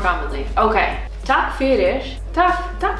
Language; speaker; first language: Icelandic; non-native, learner; English